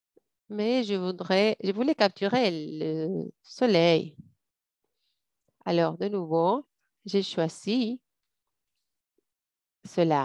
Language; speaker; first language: French; non-native, fluent; English